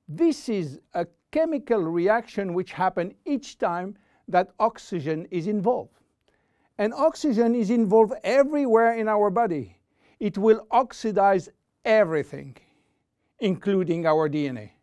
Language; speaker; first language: English; non-native, fluent; French